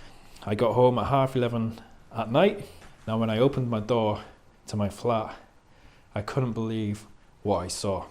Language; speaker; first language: English; native; English